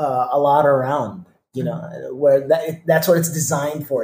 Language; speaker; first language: English; non-native, local second language; Filipino